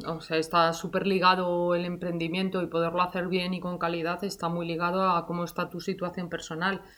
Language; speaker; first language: Spanish; native; Spanish